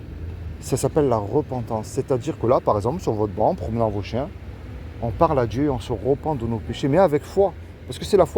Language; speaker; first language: French; native; French